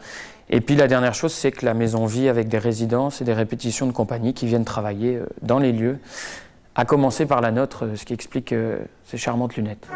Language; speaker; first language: French; native; French